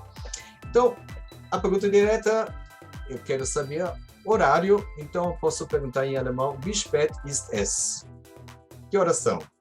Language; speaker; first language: Portuguese; non-native, fluent; German